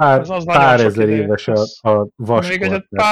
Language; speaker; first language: Hungarian; native; Hungarian